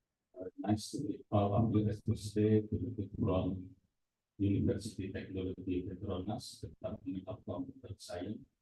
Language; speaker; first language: English; non-native, fluent; Indonesian